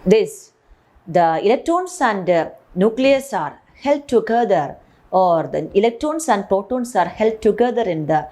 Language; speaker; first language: English; non-native, local second language; Malayalam